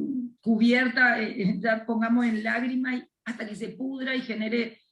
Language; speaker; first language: Spanish; native; Spanish